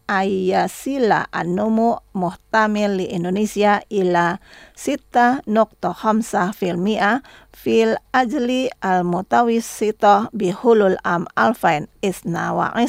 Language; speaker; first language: Arabic; non-native, fluent; Indonesian